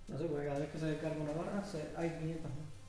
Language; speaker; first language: Spanish; native; Spanish